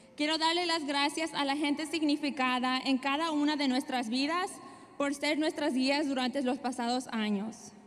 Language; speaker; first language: Spanish; early bilingual, heritage; Spanish